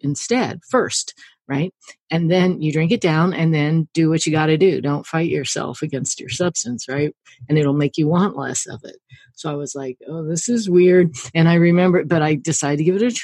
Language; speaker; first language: English; native; English